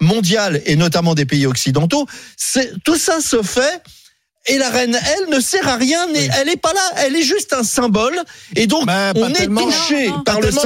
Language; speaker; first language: French; native; French